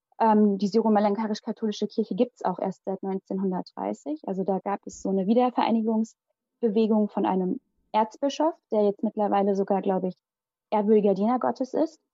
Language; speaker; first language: German; early bilingual, other home language; Malayalam